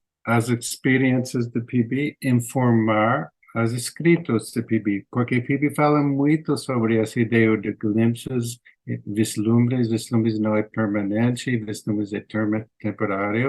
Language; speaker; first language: Portuguese; non-native, learner; English